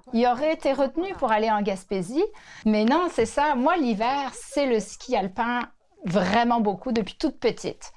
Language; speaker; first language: French; native; French